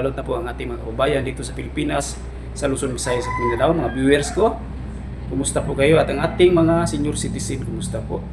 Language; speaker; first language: Filipino; non-native, local second language; Cebuano